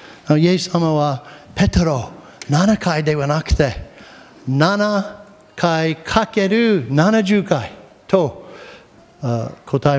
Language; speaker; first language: Japanese; non-native, fluent; English